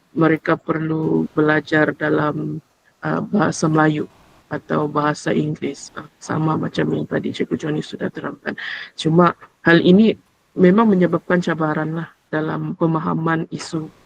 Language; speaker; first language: Malay; non-native, local second language; Central Dusun